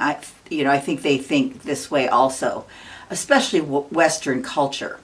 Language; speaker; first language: English; native; English